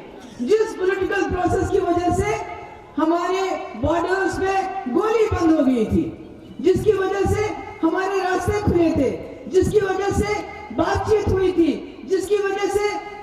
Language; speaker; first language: Urdu; non-native, local second language; Kashmiri